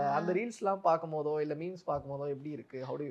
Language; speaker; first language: Tamil; native; Tamil